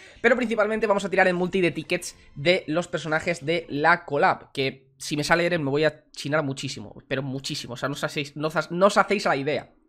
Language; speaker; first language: Spanish; native; Spanish